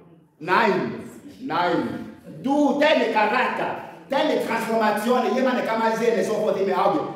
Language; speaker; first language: German; non-native, learner; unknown